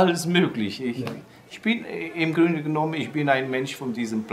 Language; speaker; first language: German; non-native, fluent; Kabuverdianu